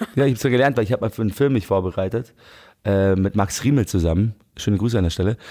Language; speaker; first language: German; native; German